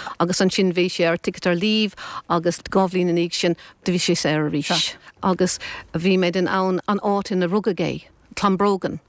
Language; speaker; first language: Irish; non-native, local second language; English